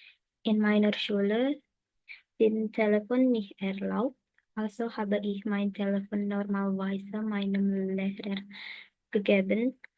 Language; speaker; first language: German; non-native, learner; Indonesian